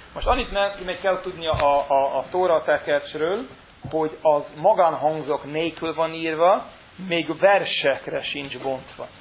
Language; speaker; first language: Hungarian; non-native, fluent; English